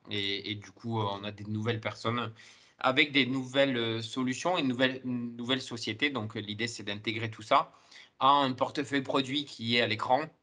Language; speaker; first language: French; native; French